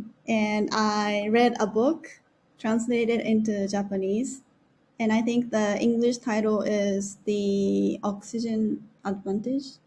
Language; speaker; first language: English; non-native, learner; Japanese